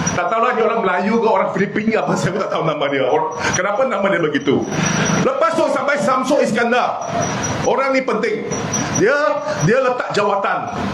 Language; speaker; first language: Malay; non-native, local second language; Chinese